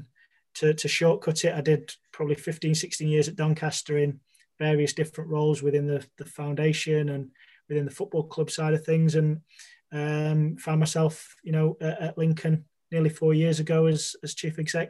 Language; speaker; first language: English; native; English